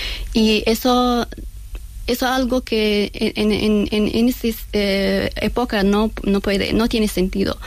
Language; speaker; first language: Spanish; non-native, learner; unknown